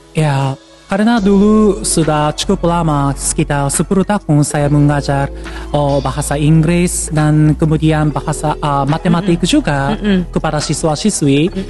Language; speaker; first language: Indonesian; non-native, fluent; Japanese